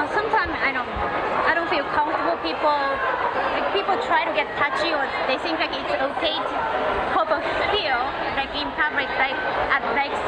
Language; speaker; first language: English; non-native, learner; Japanese